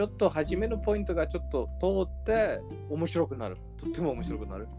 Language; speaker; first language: Japanese; non-native, learner; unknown